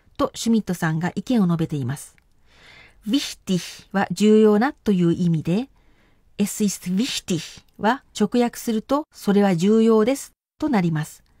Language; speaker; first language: Japanese; native; Japanese